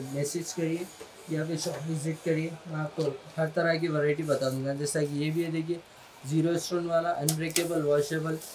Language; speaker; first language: Hindi; non-native, local second language; Urdu